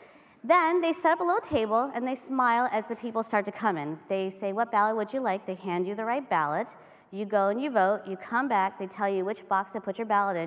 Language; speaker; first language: English; native; English